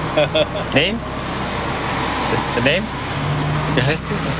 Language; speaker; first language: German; native; German